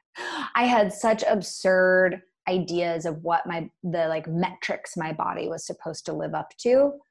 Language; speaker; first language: English; native; English